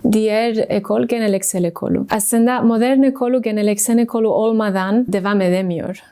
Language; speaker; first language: Turkish; non-native, fluent; English